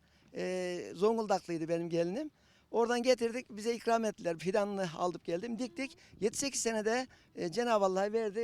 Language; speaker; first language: Turkish; native; Turkish